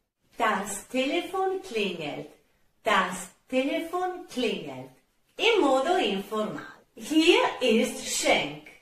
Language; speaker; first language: German; non-native, fluent; Italian